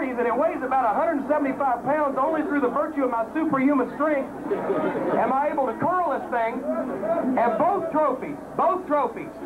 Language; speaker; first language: English; native; English